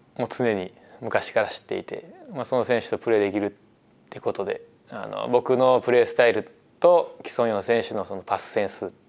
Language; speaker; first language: Japanese; native; Japanese